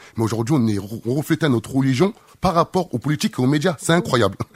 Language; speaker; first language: French; native; French